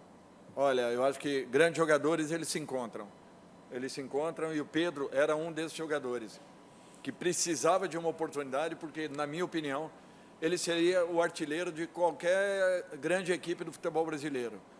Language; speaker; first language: Portuguese; native; Portuguese